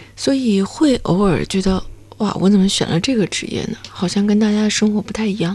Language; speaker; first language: Chinese; native; Chinese